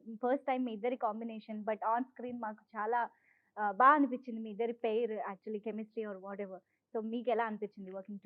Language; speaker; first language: Telugu; native; Telugu